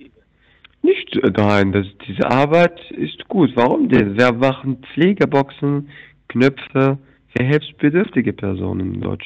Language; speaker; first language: German; non-native, fluent; Arabic